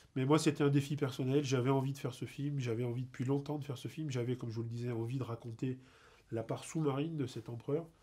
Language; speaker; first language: French; native; French